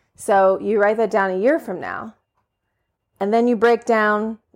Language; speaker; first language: English; native; English